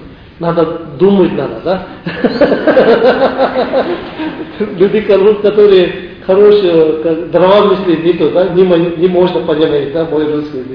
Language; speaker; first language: Russian; non-native, learner; Tibetan